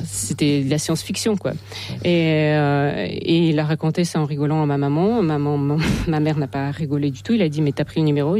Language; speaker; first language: French; non-native, fluent; Russian